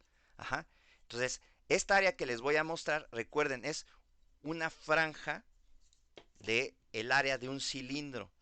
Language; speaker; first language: Spanish; native; Spanish